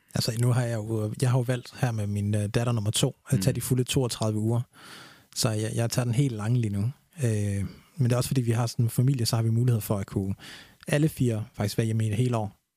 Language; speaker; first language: Danish; early bilingual, other home language; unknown